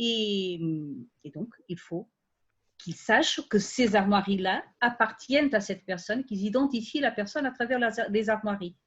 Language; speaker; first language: French; non-native, fluent; Portuguese